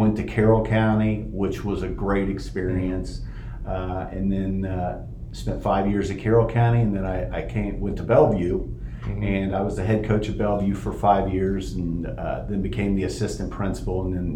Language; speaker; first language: English; native; English